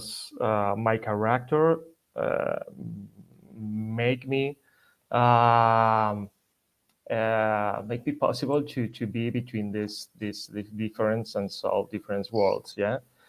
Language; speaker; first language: English; non-native, fluent; Spanish